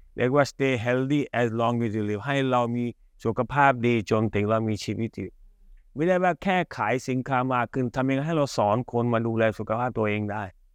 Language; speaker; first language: Thai; early bilingual, other home language; Hindi